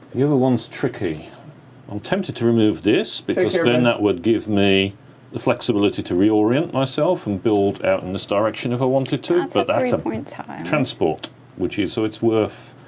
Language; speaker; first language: English; native; English